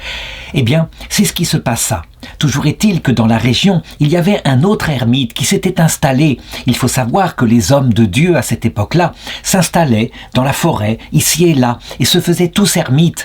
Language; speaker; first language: French; native; French